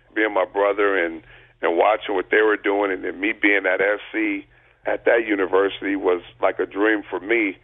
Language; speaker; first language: English; native; English